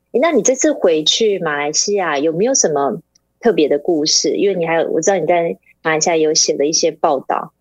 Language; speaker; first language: Chinese; native; Chinese